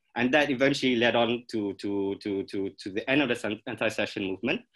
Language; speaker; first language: English; non-native, local second language; Malay